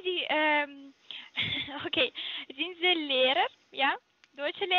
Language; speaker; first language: German; non-native, learner; Russian